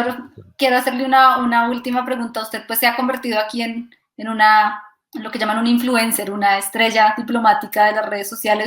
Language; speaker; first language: Spanish; native; Spanish